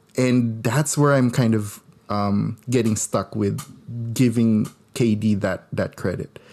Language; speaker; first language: English; non-native, local second language; Filipino